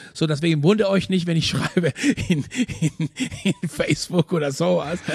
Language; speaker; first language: German; non-native, fluent; Spanish